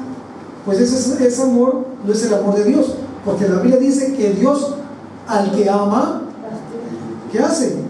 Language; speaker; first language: Spanish; native; Spanish